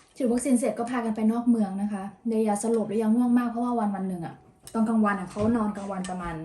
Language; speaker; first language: Thai; native; Thai